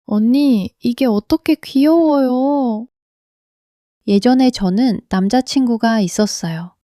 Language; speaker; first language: Korean; early bilingual, heritage; English